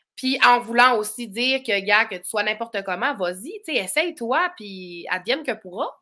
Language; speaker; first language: French; native; French